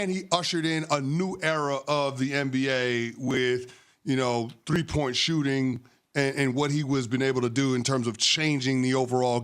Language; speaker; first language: English; native; English